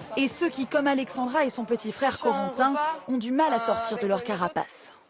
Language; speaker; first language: French; native; French